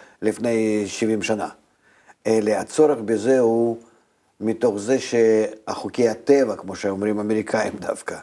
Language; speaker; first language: Hebrew; non-native, fluent; Russian